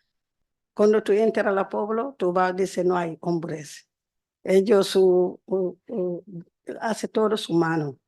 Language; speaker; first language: Spanish; non-native, learner; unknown